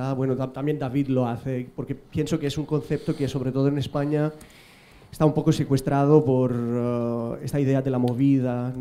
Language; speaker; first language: Spanish; non-native, fluent; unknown